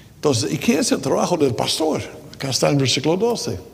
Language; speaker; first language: Spanish; non-native, fluent; English